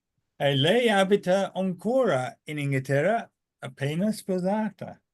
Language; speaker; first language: Italian; non-native, fluent; English